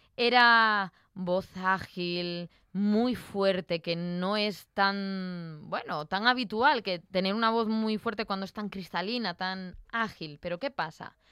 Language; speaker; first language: Spanish; native; Spanish